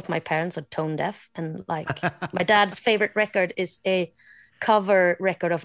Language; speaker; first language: English; non-native, fluent; Swedish